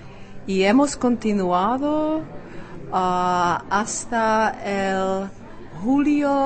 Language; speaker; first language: Spanish; non-native, fluent; Czech